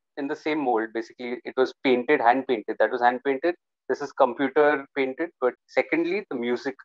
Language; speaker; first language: English; non-native, local second language; Hindi